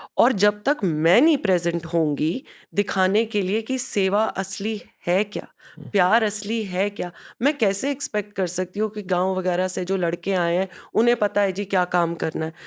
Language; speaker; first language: Hindi; non-native, local second language; Punjabi